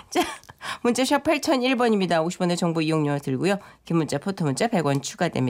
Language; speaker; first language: Korean; native; Korean